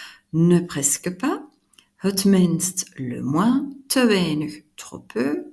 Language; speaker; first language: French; non-native, fluent; Dutch